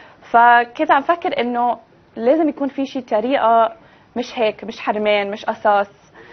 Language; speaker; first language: Arabic; early bilingual, heritage; Arabic